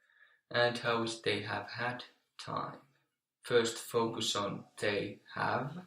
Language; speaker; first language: English; non-native, fluent; Finnish